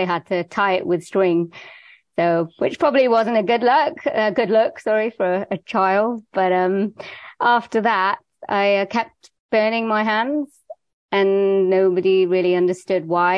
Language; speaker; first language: English; native; English